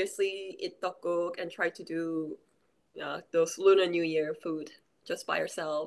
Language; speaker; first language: English; early bilingual, other home language; Korean